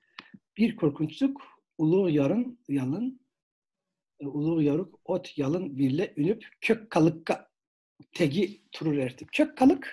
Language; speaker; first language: Turkish; native; Turkish